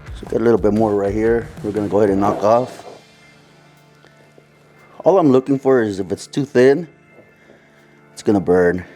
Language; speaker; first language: English; native; English